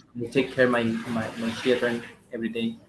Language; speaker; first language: English; non-native, learner; Spanish